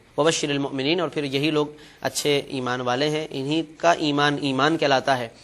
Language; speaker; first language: Urdu; native; Urdu